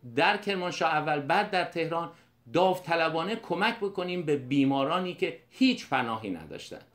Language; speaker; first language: Persian; native; Persian